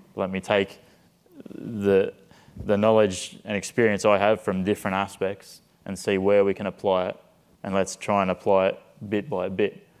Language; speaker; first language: English; native; English